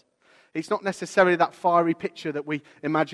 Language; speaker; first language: English; native; English